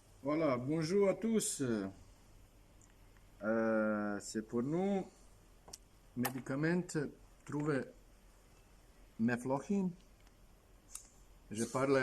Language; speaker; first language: French; non-native, learner; Russian